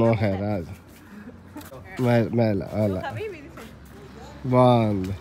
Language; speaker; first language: Spanish; non-native, learner; Telugu